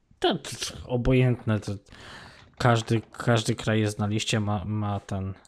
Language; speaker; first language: Polish; native; Polish